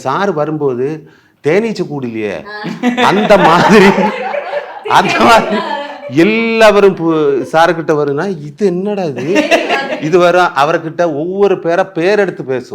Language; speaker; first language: Tamil; non-native, learner; Malayalam